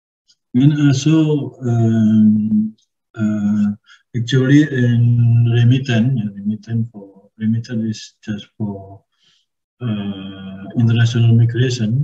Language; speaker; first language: English; non-native, learner; Indonesian